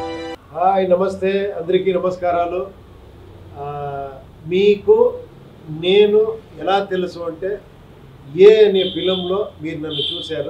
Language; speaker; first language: Telugu; non-native, local second language; Kannada